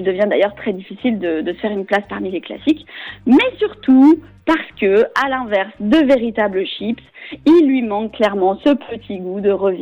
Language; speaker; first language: French; native; French